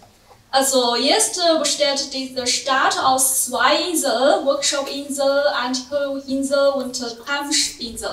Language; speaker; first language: German; non-native, learner; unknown